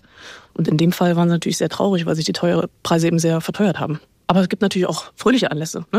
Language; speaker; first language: German; native; German